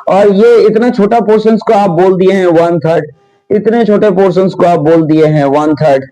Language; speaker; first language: Hindi; non-native, local second language; Bangla